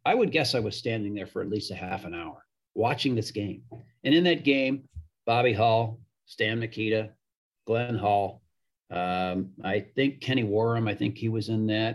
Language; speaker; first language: English; native; English